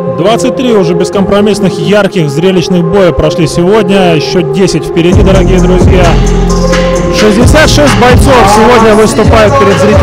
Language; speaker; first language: Russian; native; Russian